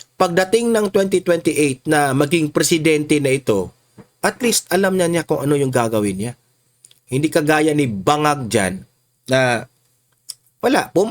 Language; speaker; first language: Filipino; non-native, local second language; Cebuano